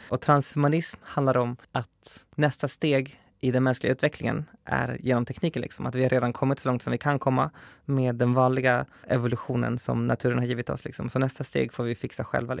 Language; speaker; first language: Swedish; early bilingual, other home language; Spanish